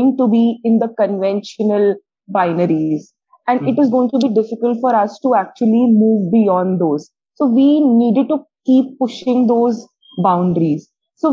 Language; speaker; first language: English; non-native, local second language; Hindi